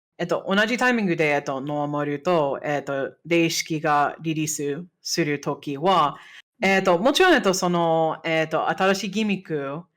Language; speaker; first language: Japanese; non-native, fluent; English